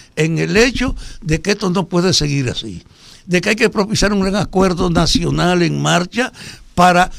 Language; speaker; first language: Spanish; native; Spanish